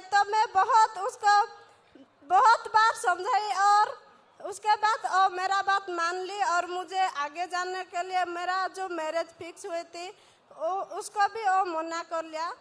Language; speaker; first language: Hindi; non-native, local second language; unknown